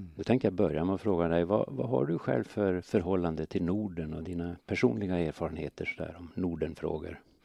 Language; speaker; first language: Swedish; native; Swedish